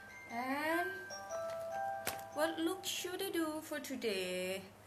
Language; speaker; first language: English; non-native, fluent; Thai